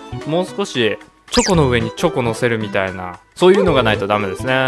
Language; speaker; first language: Japanese; native; Japanese